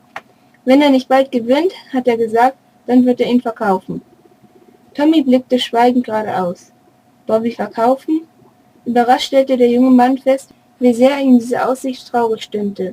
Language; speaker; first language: German; native; German